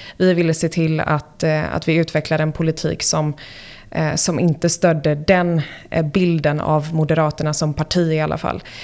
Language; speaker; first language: Swedish; native; Swedish